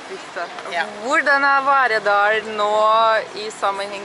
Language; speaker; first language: Norwegian; non-native, fluent; Russian